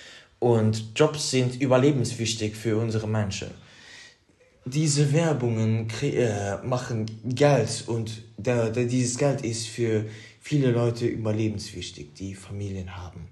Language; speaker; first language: German; non-native, local second language; Luxembourgish